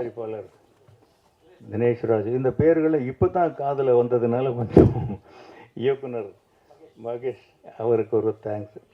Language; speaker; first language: Tamil; native; Tamil